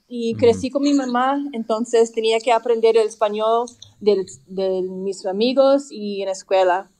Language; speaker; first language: Spanish; early bilingual, heritage; English